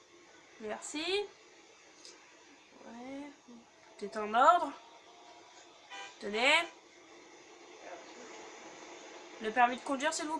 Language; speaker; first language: French; native; French